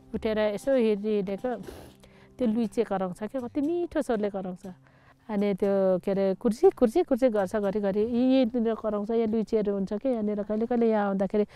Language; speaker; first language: Nepali; native; Nepali